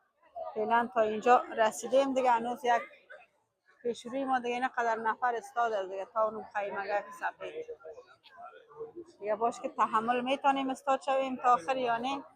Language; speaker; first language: Persian; native; Persian